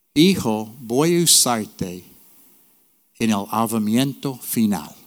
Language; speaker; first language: Spanish; non-native, fluent; English